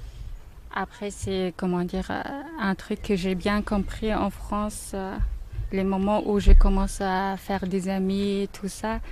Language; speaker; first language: French; non-native, learner; Mongolian